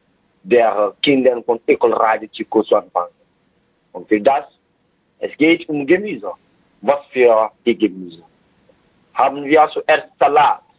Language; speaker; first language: German; non-native, fluent; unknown